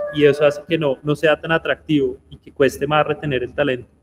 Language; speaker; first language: Spanish; native; Spanish